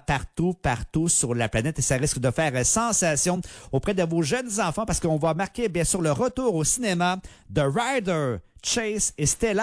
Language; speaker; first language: French; native; French